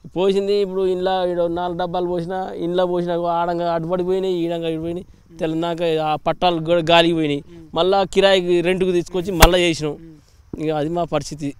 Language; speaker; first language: Telugu; native; Telugu